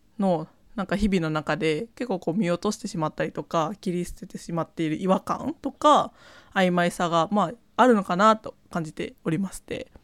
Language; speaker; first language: Japanese; non-native, fluent; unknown